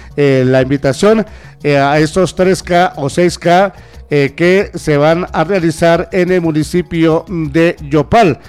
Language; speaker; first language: Spanish; native; Spanish